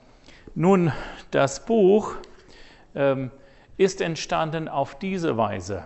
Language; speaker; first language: German; non-native, fluent; English